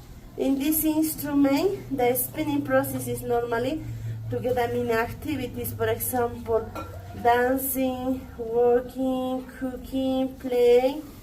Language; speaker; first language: English; non-native, learner; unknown